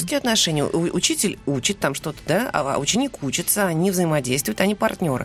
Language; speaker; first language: Russian; native; Russian